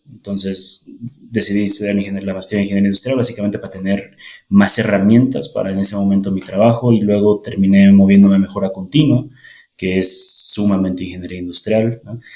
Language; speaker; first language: Spanish; native; Spanish